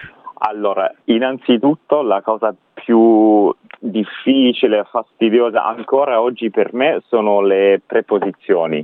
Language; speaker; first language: Italian; non-native, fluent; English